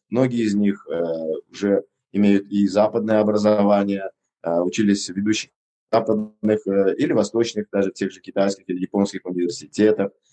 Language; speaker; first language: Russian; non-native, local second language; Uzbek